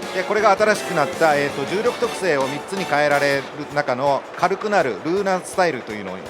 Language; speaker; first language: Japanese; native; Japanese